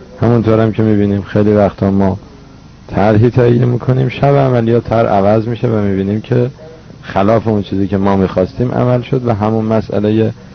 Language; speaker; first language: Persian; native; Persian